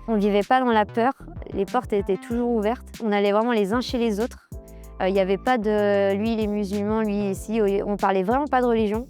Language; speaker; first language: French; native; French